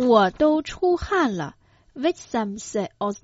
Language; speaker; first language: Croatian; non-native, fluent; Chinese